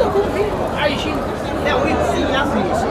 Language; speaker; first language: Arabic; non-native, learner; Chinese